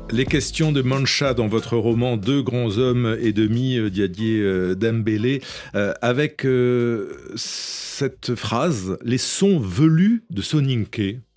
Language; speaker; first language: French; native; French